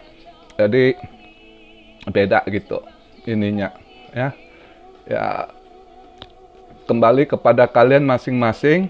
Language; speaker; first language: Indonesian; native; Indonesian